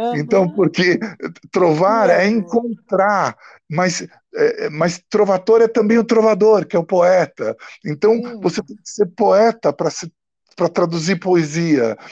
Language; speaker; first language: Portuguese; early bilingual, other home language; Italian